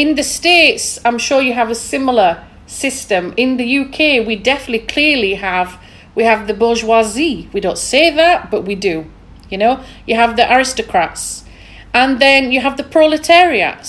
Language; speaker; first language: English; native; English